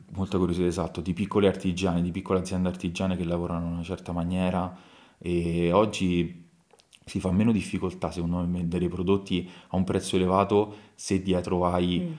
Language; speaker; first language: Italian; native; Italian